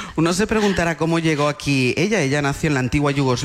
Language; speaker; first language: Spanish; native; Spanish